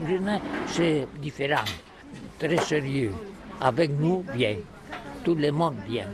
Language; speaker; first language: French; non-native, learner; Catalan